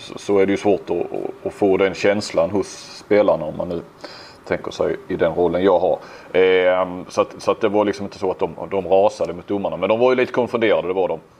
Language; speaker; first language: Swedish; native; Swedish